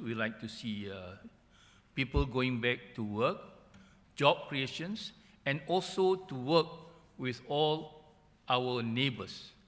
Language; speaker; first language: English; non-native, local second language; Malay